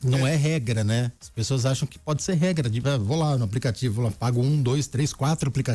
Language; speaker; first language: Portuguese; native; Portuguese